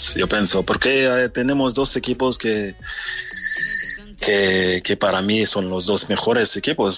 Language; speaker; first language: Spanish; non-native, fluent; French